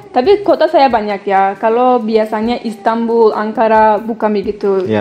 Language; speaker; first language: Indonesian; non-native, learner; Turkish